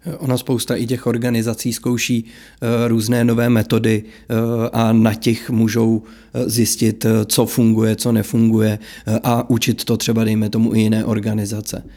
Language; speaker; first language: Czech; native; Czech